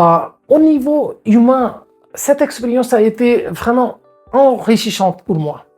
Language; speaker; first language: French; non-native, fluent; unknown